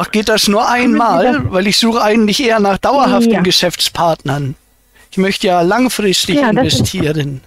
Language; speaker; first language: German; native; German